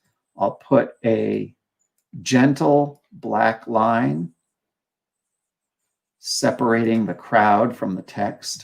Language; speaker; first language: English; native; English